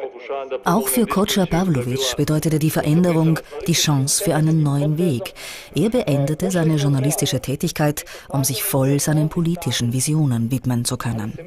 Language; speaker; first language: German; native; German